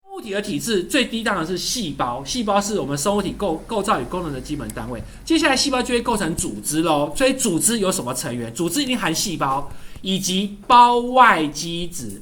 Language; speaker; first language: Chinese; native; Chinese